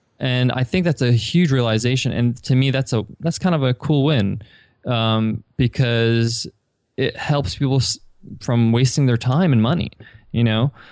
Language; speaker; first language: English; native; English